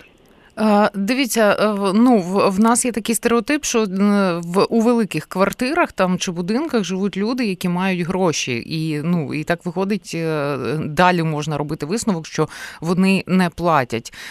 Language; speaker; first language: Ukrainian; native; Ukrainian